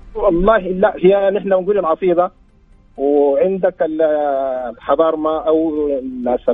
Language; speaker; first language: Arabic; native; Arabic